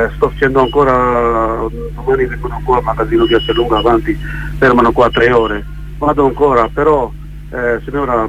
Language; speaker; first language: Italian; non-native, learner; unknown